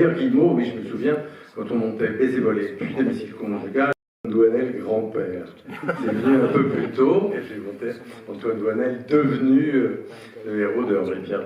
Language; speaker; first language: French; native; French